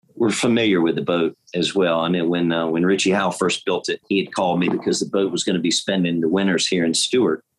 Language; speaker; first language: English; native; English